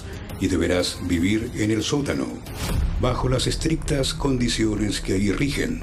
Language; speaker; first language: Spanish; native; Spanish